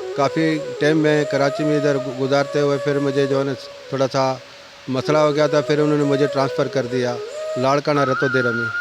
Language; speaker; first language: Urdu; non-native, local second language; Sindhi